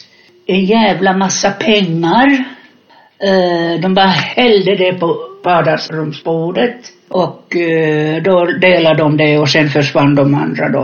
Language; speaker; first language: Swedish; non-native, fluent; Finnish